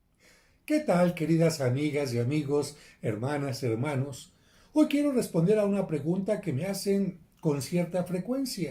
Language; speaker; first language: Spanish; native; Spanish